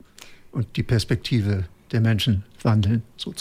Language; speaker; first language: German; native; German